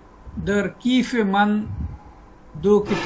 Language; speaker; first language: Persian; non-native, learner; Bangla